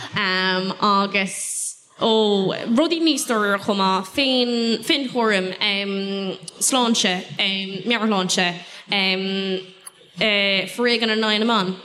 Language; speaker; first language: Irish; non-native, local second language; English